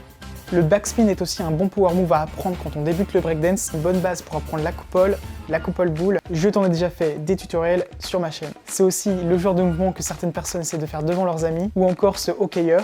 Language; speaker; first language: French; native; French